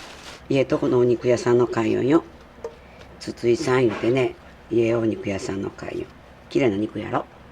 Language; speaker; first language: Japanese; native; Japanese